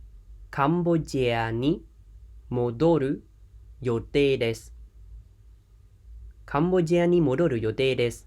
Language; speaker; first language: Japanese; non-native, fluent; Khmer